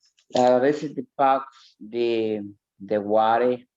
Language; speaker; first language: English; non-native, learner; Spanish